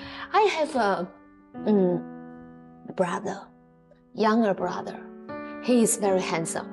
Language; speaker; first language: English; non-native, learner; Chinese